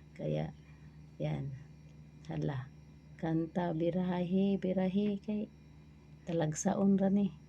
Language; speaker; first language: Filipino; non-native, local second language; Cebuano